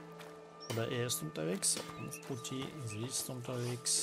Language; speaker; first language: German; non-native, fluent; Russian